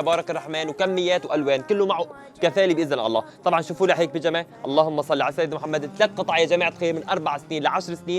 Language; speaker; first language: Arabic; native; Arabic